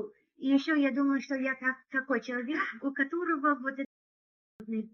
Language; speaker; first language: Russian; non-native, learner; English